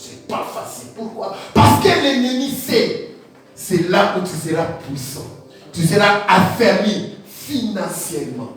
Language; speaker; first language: French; non-native, local second language; Lingala